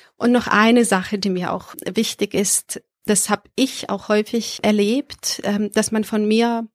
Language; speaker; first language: German; early bilingual, other home language; Serbian